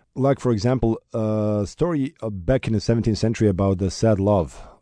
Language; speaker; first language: English; non-native, fluent; Bosnian